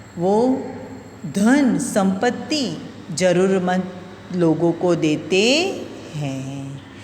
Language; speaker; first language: Hindi; non-native, local second language; Gujarati